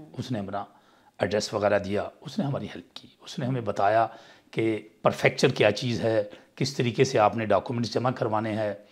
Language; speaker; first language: Urdu; non-native, local second language; Punjabi